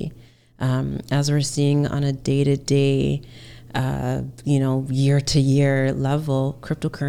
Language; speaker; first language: English; native; English